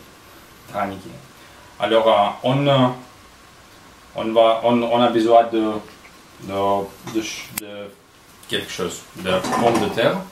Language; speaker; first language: French; non-native, learner; Russian